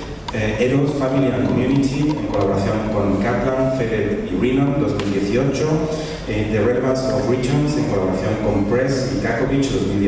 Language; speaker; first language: Spanish; native; Spanish